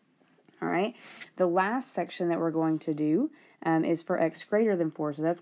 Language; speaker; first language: English; native; English